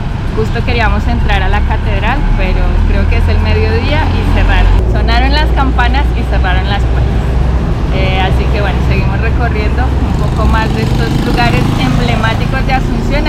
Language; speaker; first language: Spanish; native; Spanish